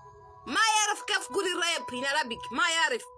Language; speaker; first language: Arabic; non-native, learner; Amharic